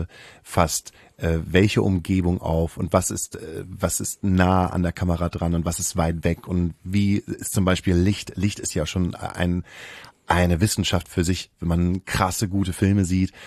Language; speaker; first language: German; native; German